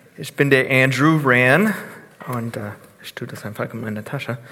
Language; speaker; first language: German; non-native, fluent; English